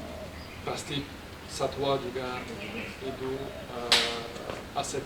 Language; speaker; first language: Indonesian; non-native, fluent; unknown